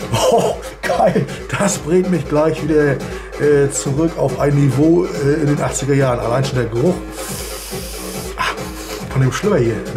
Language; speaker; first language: German; native; German